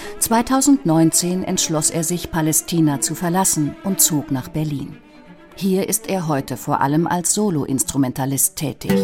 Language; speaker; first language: German; native; German